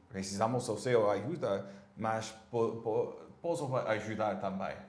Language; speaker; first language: Portuguese; non-native, learner; English